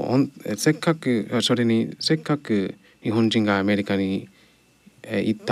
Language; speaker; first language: Japanese; non-native, learner; English